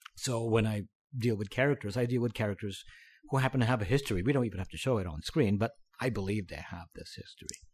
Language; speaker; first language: English; non-native, local second language; Filipino